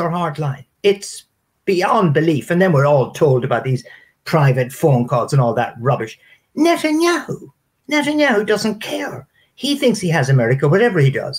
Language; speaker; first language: English; native; English